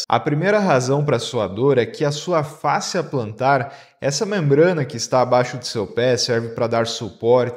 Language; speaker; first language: Portuguese; native; Portuguese